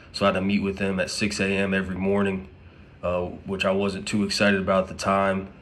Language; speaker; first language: English; native; English